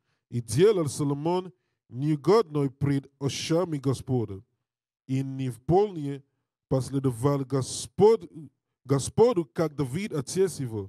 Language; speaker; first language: Russian; non-native, learner; English